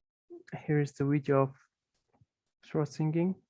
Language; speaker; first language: English; non-native, fluent; Mongolian